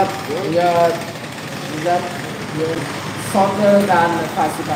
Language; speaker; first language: English; non-native, learner; Vietnamese